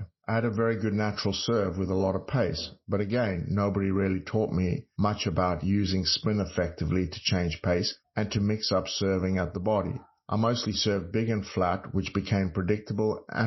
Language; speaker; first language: English; native; English